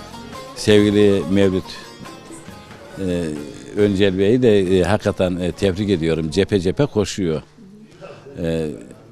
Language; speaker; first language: Turkish; native; Turkish